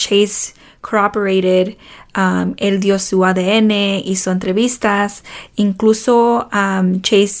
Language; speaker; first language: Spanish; early bilingual, heritage; Spanish